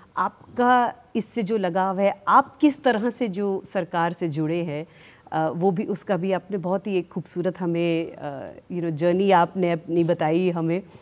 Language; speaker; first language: Hindi; native; Hindi